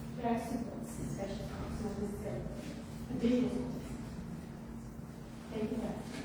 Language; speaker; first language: English; non-native, fluent; Portuguese